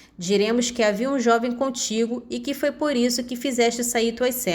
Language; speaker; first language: Portuguese; native; Portuguese